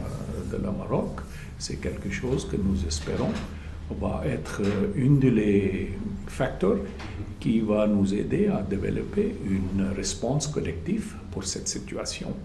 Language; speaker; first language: French; non-native, fluent; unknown